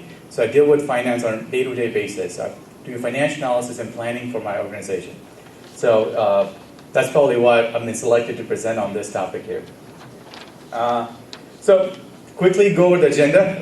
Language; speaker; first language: English; early bilingual, other home language; Gujarati